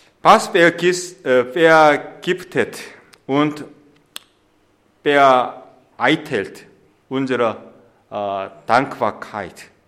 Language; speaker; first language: German; non-native, fluent; Korean